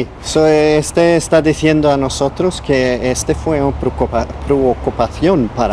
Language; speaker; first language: Spanish; non-native, learner; Swedish